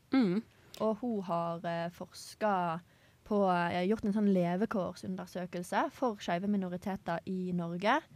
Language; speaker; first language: Norwegian; native; Norwegian